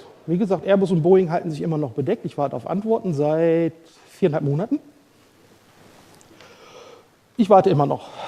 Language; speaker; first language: German; native; German